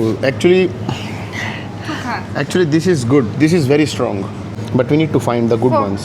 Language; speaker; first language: English; non-native, local second language; Hindi